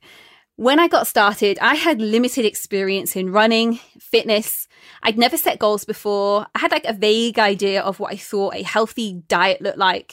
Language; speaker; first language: English; native; English